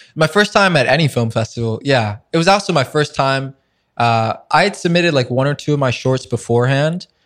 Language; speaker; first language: English; native; English